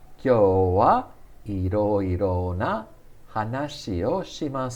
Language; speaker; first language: Japanese; non-native, fluent; English